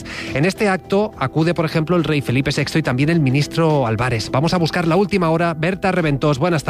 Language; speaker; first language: Spanish; native; Spanish